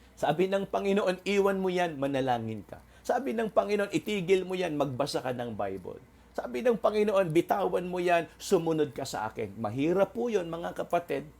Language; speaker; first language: Filipino; non-native, local second language; Waray